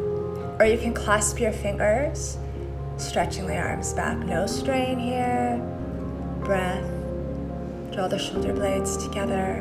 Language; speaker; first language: English; native; English